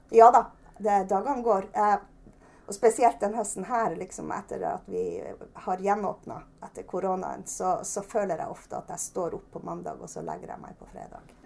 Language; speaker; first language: Norwegian; native; Norwegian